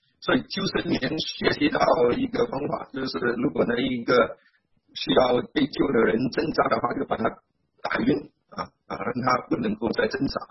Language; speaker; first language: Chinese; native; Chinese